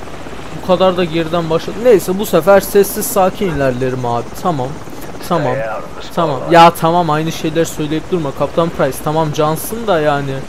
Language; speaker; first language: Turkish; native; Turkish